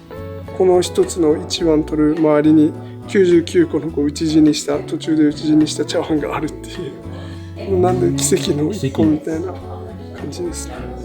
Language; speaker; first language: Japanese; native; Japanese